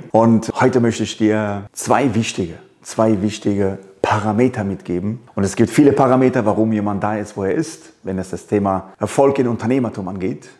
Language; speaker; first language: German; early bilingual, other home language; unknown